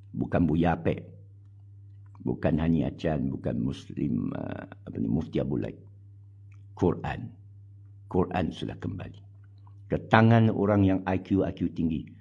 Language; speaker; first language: Malay; non-native, local second language; Chinese